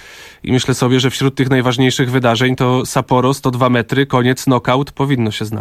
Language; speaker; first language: Polish; native; Polish